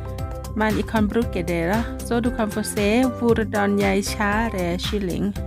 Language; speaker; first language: Norwegian; non-native, learner; Thai